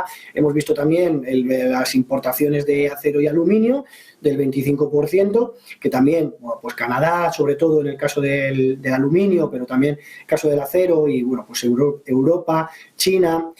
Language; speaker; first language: Spanish; native; Spanish